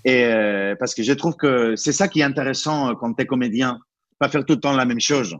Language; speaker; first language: French; non-native, fluent; Spanish